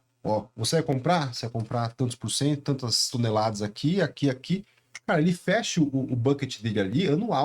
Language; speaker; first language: Portuguese; native; Portuguese